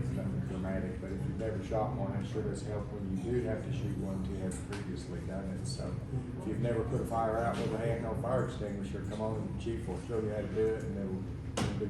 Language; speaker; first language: English; native; English